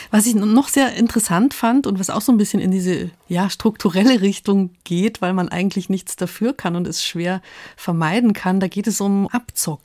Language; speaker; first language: German; native; German